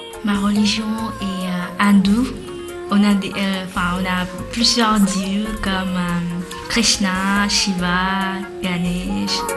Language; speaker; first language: French; non-native, learner; Tamil